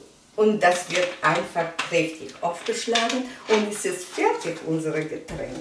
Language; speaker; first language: German; non-native, fluent; Russian